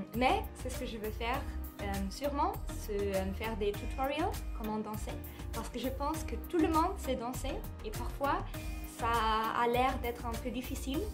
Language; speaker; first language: French; non-native, fluent; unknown